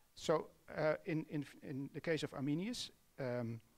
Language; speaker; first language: English; non-native, fluent; Dutch